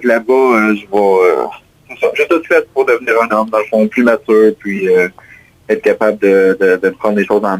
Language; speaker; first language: French; native; French